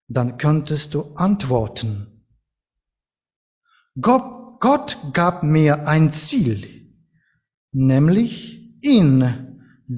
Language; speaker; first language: German; non-native, learner; Ukrainian